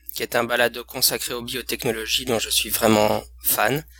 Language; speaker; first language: French; native; French